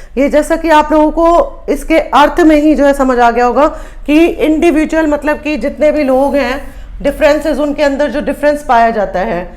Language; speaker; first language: Hindi; native; Hindi